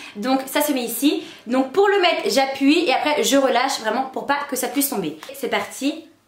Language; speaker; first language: French; native; French